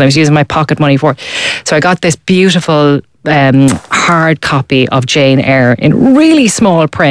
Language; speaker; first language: English; native; English